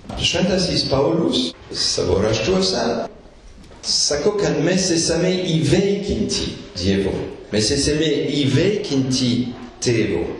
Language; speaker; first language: Lithuanian; non-native, fluent; French